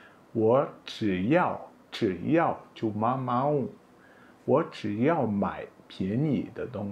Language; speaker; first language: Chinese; non-native, fluent; Indonesian